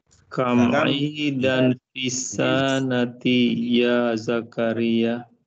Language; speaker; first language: Arabic; non-native, learner; Indonesian